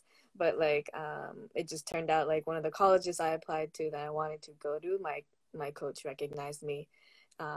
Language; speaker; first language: English; native; English